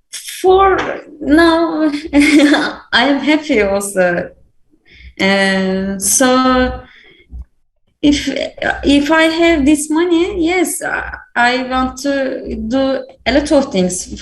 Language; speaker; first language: English; non-native, learner; Turkish